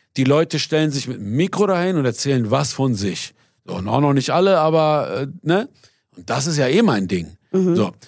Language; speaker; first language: German; early bilingual, other home language; Persian